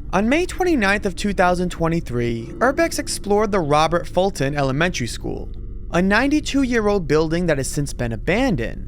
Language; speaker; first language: English; native; English